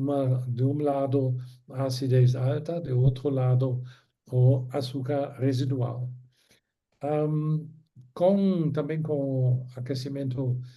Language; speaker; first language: Portuguese; non-native, fluent; German